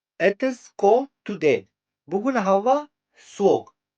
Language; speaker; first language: English; non-native, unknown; Turkish